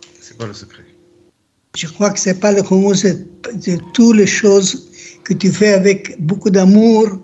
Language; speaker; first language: French; non-native, learner; Hebrew